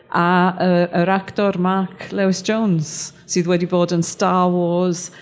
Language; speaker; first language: Welsh; non-native, local second language; English